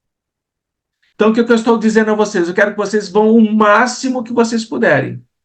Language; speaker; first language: Portuguese; native; Portuguese